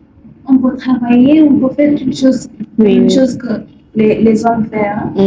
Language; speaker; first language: French; non-native, learner; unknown